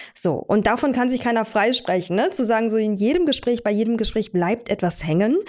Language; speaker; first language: German; native; German